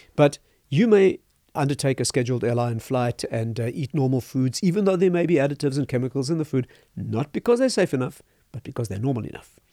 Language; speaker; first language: English; native; English